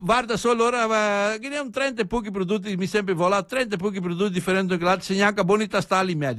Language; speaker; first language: Italian; early bilingual, heritage; Venetian